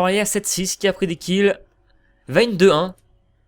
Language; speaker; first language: French; native; French